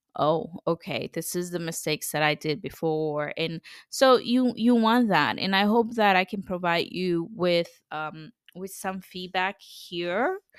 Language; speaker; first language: English; non-native, fluent; Spanish